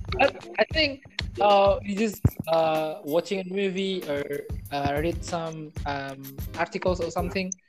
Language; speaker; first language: English; non-native, learner; Indonesian